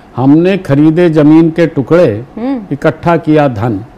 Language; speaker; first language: Hindi; native; Hindi